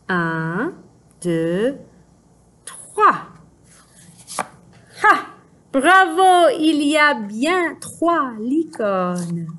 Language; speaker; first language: French; non-native, fluent; English